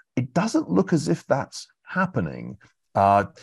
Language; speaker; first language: English; native; English